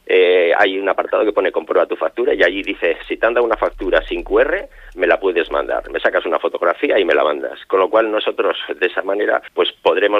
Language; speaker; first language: Spanish; native; Spanish